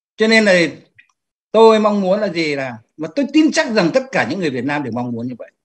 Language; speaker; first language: Vietnamese; native; Vietnamese